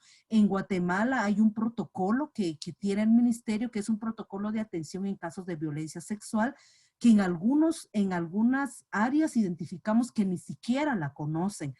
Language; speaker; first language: Spanish; native; Spanish